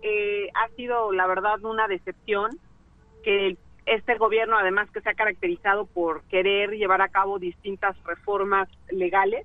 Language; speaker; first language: Spanish; native; Spanish